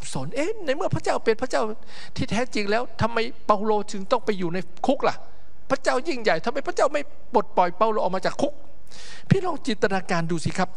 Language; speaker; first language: Thai; native; Thai